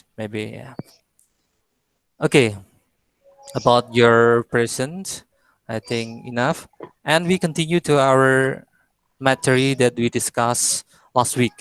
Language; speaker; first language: English; non-native, fluent; Indonesian